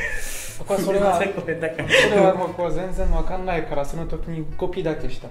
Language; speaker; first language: Japanese; non-native, learner; French